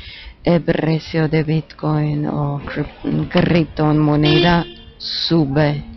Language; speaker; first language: Spanish; non-native, learner; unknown